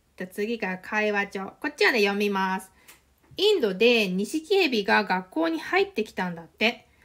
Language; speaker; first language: Japanese; native; Japanese